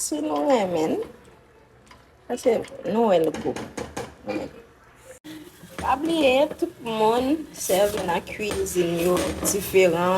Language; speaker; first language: French; non-native, local second language; Haitian Creole